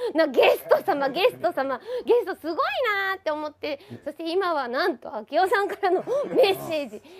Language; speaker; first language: Japanese; native; Japanese